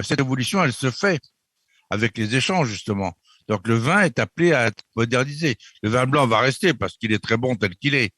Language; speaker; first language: French; native; French